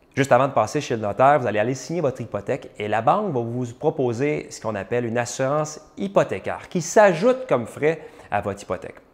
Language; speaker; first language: French; native; French